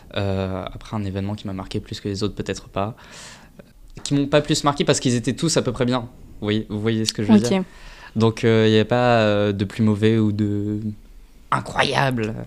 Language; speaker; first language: French; native; French